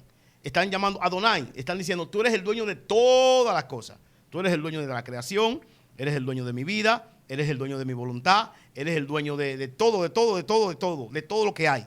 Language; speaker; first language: Spanish; native; Spanish